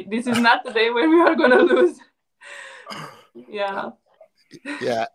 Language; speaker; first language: English; non-native, fluent; Romanian